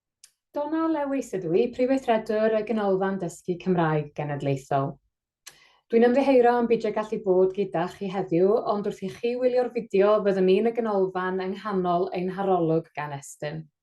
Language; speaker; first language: Welsh; native; Welsh